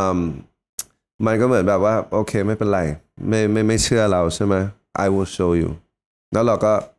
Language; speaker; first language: Thai; early bilingual, heritage; Thai